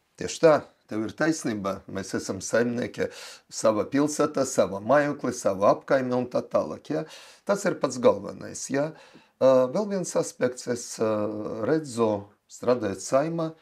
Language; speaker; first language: Latvian; non-native, local second language; Russian